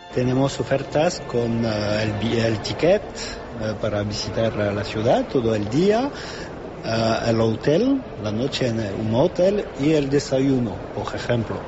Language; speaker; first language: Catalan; non-native, learner; French